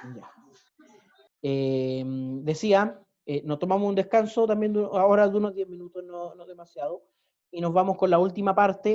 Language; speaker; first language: Spanish; native; Spanish